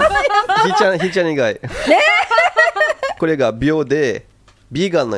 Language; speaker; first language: Japanese; non-native, fluent; French